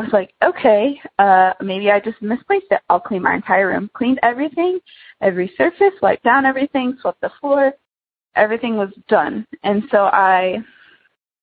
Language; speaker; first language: English; native; English